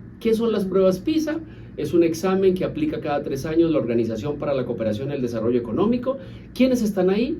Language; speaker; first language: Spanish; native; Spanish